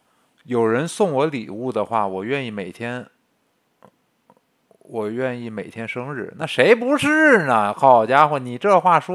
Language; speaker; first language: Chinese; native; Chinese